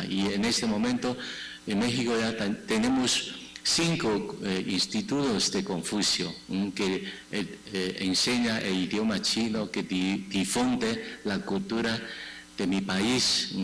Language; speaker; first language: Spanish; non-native, fluent; Chinese